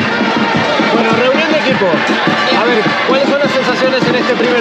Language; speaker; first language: Spanish; native; Spanish